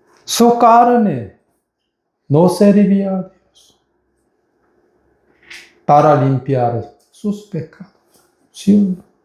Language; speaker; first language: Spanish; non-native, fluent; Korean